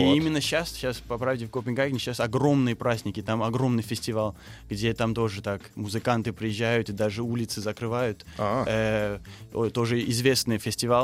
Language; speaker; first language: Russian; early bilingual, heritage; Russian